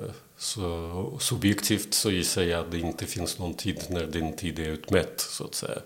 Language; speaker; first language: Swedish; non-native, fluent; Belarusian